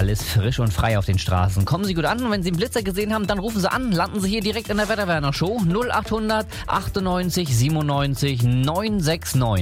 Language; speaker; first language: German; native; German